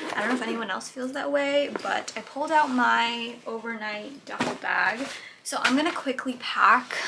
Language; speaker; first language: English; native; English